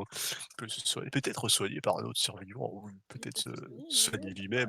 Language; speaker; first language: French; native; French